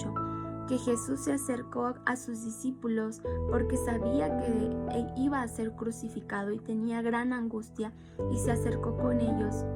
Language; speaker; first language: Spanish; native; Spanish